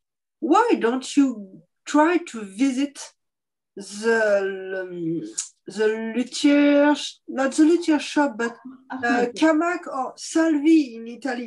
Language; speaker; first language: English; non-native, fluent; French